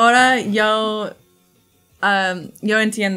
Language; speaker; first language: Spanish; non-native, learner; English